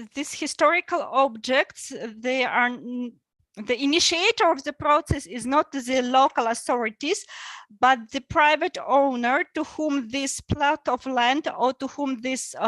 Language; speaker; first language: English; non-native, fluent; Ukrainian